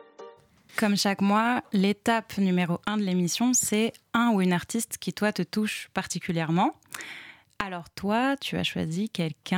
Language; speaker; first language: French; native; French